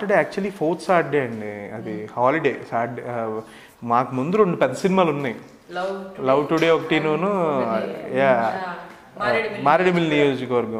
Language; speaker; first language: Telugu; native; Telugu